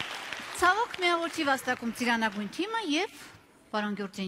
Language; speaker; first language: Armenian; native; Armenian